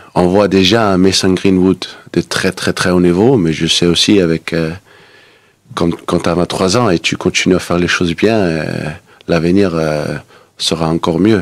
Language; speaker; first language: French; non-native, fluent; Danish